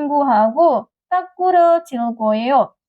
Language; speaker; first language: Korean; non-native, fluent; Indonesian